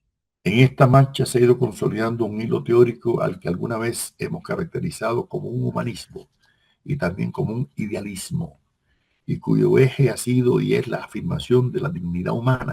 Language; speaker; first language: Spanish; native; Spanish